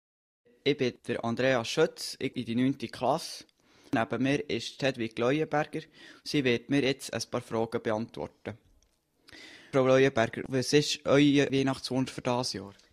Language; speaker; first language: German; native; German